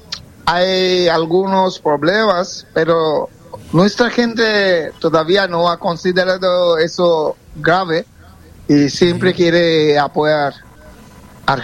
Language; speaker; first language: Spanish; non-native, fluent; Bangla